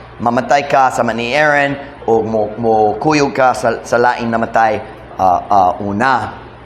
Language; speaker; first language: Cebuano; non-native, fluent; English